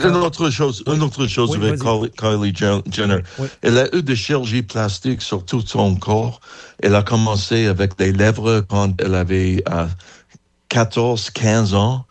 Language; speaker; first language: French; non-native, fluent; English